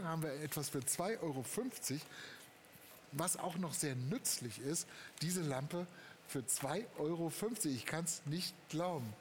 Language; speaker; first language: German; native; German